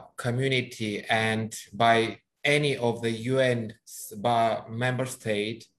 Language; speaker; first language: English; non-native, fluent; Armenian